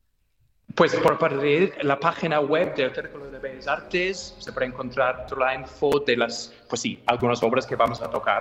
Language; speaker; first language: Spanish; non-native, fluent; English